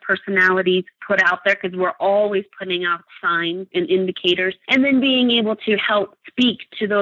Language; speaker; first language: English; native; English